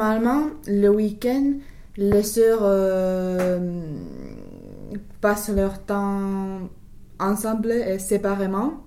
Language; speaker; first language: French; non-native, fluent; English